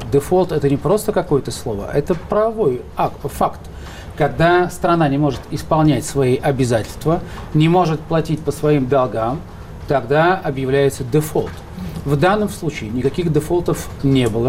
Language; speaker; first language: Russian; native; Russian